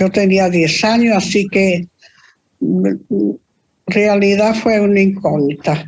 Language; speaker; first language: Spanish; early bilingual, other home language; Italian